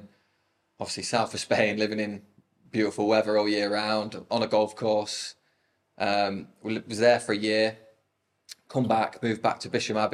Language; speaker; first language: English; native; English